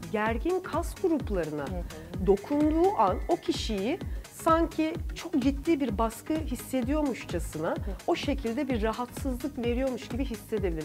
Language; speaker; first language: Turkish; native; Turkish